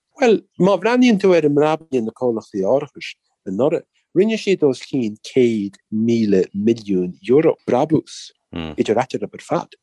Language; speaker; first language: Irish; native; Irish